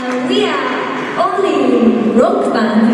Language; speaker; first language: English; non-native, learner; Japanese